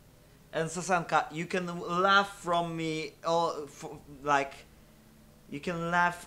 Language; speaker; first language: English; non-native, fluent; Polish